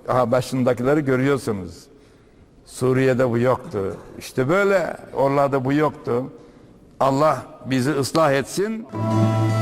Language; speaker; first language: Turkish; native; Turkish